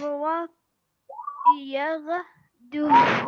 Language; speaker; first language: French; non-native, learner; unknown